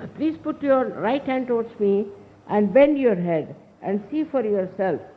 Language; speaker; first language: English; non-native, local second language; Hindi